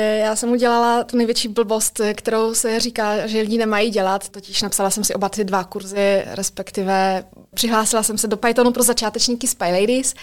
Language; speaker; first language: Czech; non-native, fluent; Polish